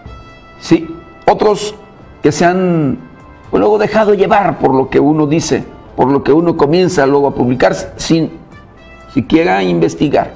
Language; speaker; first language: Spanish; native; Spanish